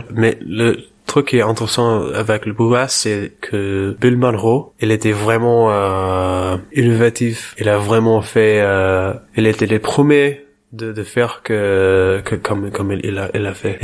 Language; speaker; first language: French; non-native, learner; English